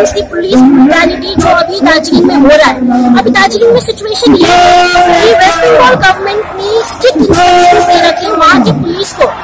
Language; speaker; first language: Hindi; non-native, local second language; Nepali